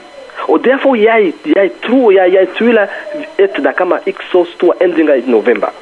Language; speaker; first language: Danish; non-native, fluent; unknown